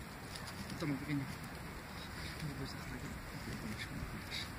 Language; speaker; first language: Spanish; native; Spanish